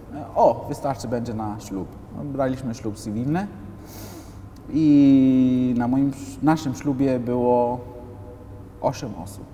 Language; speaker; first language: Polish; non-native, fluent; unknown